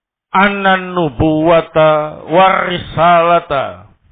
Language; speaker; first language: Arabic; non-native, fluent; Indonesian